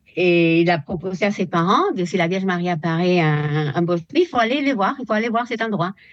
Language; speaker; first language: French; non-native, fluent; Spanish